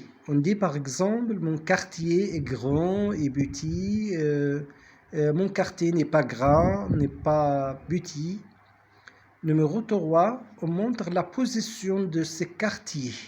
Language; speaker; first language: French; non-native, fluent; Arabic